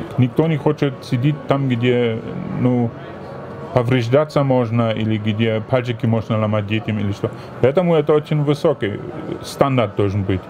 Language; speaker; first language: Russian; non-native, fluent; German